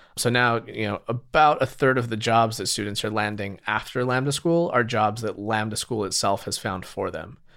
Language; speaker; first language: English; native; English